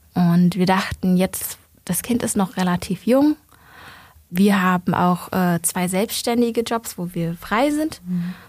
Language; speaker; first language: German; early bilingual, other home language; Vietnamese